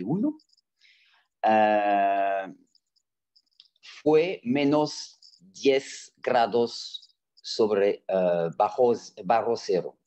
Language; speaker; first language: Spanish; non-native, fluent; French